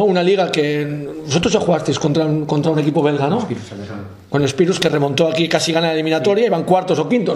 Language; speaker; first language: Spanish; native; Spanish